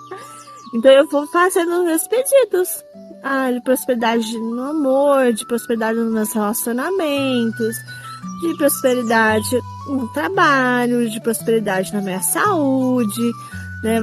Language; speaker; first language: Portuguese; native; Portuguese